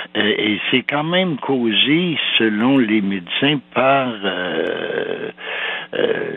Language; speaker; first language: French; native; French